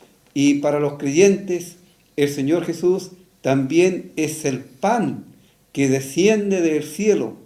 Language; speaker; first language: Spanish; native; Spanish